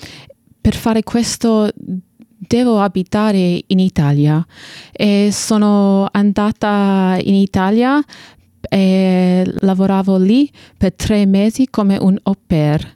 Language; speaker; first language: Italian; non-native, fluent; English